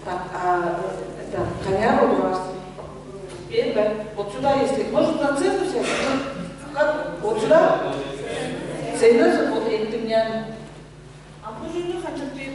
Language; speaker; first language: Russian; non-native, local second language; Tuvinian